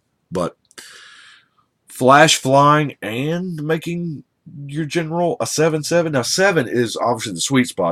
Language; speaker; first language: English; native; English